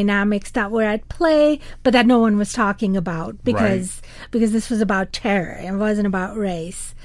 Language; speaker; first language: English; non-native, local second language; Urdu